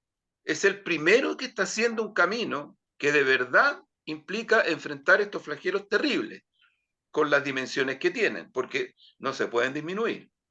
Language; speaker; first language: Spanish; native; Spanish